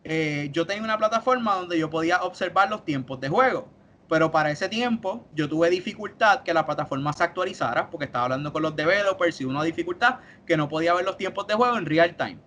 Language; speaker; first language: Spanish; native; Spanish